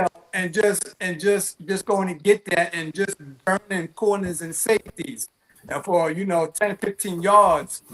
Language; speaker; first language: English; native; English